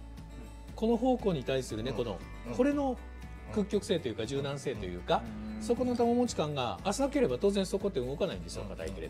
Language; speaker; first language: Japanese; native; Japanese